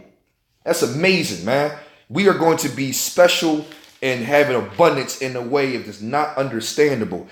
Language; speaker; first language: English; native; English